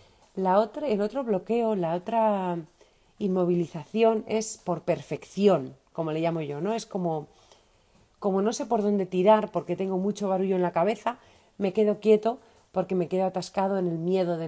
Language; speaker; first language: Spanish; native; Spanish